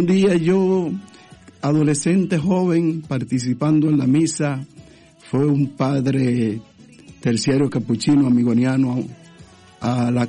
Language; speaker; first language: Spanish; native; Spanish